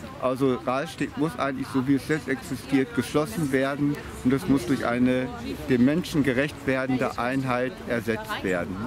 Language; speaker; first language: German; native; German